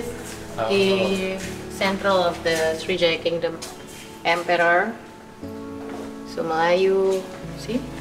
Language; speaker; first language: English; non-native, learner; Indonesian